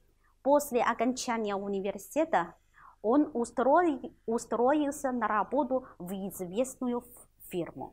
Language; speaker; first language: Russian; non-native, fluent; Chinese